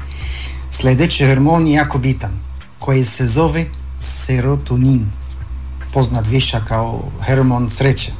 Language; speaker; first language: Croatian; non-native, fluent; Arabic